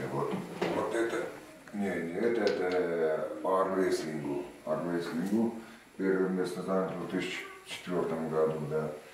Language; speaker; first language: Russian; non-native, local second language; Armenian